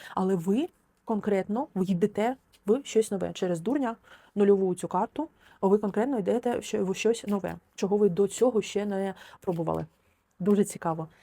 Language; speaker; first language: Ukrainian; non-native, local second language; Russian